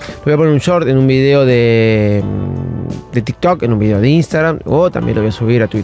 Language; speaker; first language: Spanish; native; Spanish